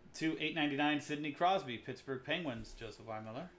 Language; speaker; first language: English; native; English